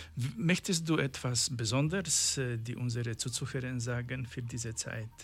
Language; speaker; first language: German; non-native, learner; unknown